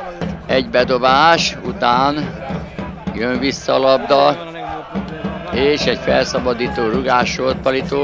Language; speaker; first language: Hungarian; native; Hungarian